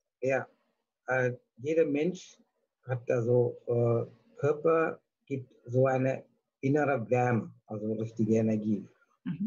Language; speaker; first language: German; non-native, learner; Tamil